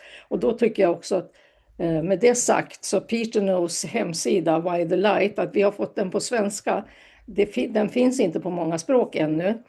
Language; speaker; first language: Swedish; native; Swedish